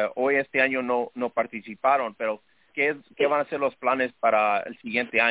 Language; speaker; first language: Spanish; early bilingual, heritage; Spanish